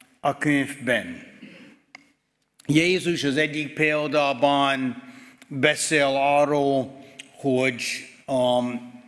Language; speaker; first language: Hungarian; non-native, fluent; English